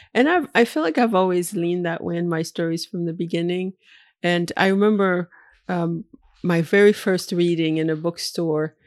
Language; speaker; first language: English; early bilingual, other home language; Haitian Creole